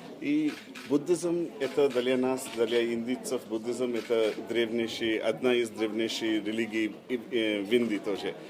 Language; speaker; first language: Russian; non-native, learner; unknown